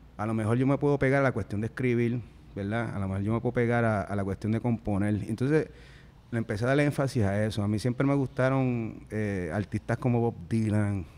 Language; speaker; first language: Spanish; native; Spanish